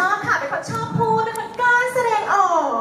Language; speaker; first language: Thai; native; Thai